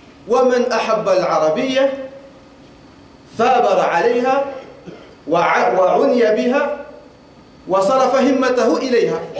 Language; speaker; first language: Arabic; non-native, fluent; French